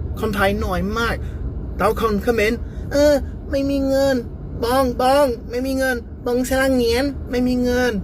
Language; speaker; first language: Thai; non-native, learner; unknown